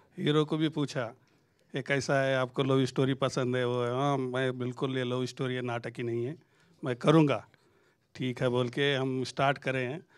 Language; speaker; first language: Hindi; non-native, local second language; Marathi